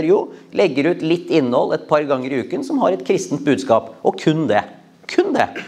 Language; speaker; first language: Norwegian; native; Norwegian